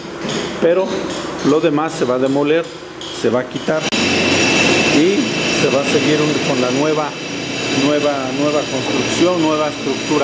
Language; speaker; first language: Spanish; native; Spanish